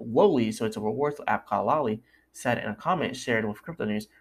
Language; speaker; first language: English; native; English